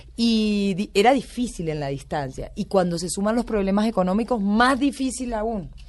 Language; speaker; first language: Spanish; native; Spanish